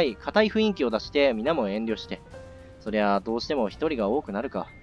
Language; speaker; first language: Japanese; native; Japanese